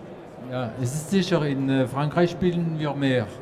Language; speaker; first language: German; non-native, fluent; French